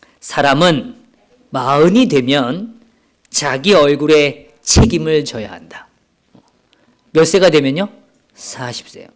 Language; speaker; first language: Korean; native; Korean